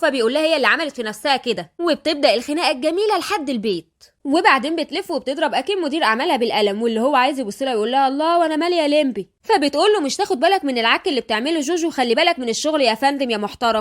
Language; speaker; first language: Arabic; native; Arabic